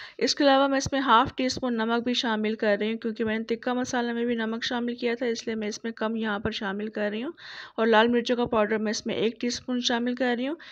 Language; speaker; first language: Urdu; native; Urdu